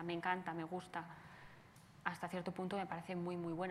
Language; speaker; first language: Spanish; native; Spanish